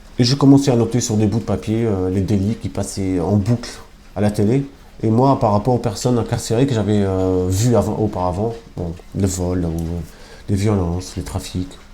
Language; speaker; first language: French; non-native, fluent; Albanian